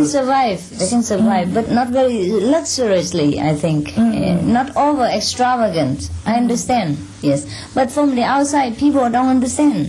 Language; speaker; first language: English; non-native, fluent; Vietnamese